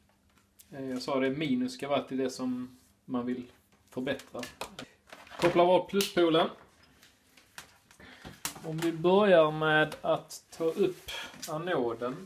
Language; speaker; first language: Swedish; native; Swedish